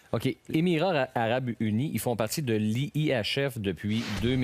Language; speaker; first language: French; native; French